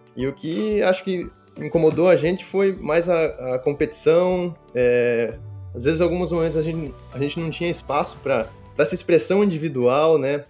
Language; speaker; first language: Portuguese; native; Portuguese